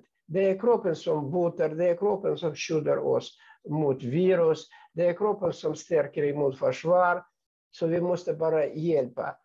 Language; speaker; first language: Swedish; non-native, fluent; Russian